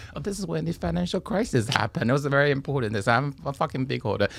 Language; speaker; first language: English; non-native, fluent; Chinese